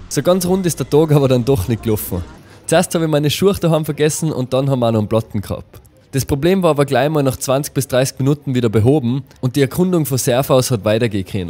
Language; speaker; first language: German; native; German